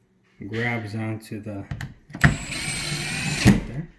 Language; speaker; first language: English; native; English